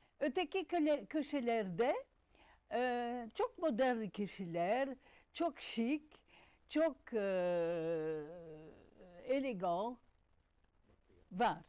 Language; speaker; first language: Turkish; non-native, learner; French